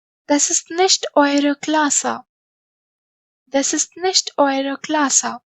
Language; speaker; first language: German; non-native, fluent; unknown